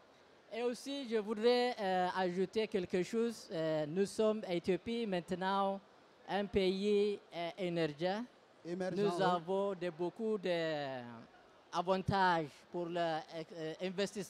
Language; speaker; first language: French; non-native, learner; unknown